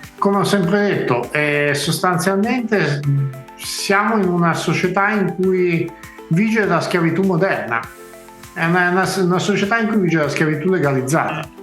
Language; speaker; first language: Italian; native; Italian